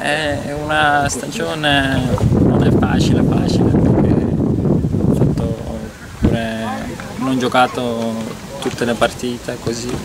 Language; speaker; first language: Italian; non-native, learner; Estonian